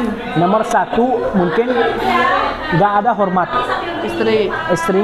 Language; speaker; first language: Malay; non-native, learner; Arabic